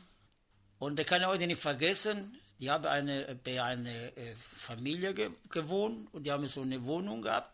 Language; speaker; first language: German; non-native, learner; Italian